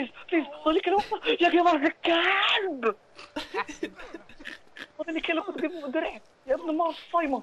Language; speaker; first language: Arabic; native; Arabic